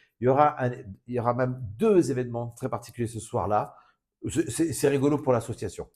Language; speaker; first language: French; native; French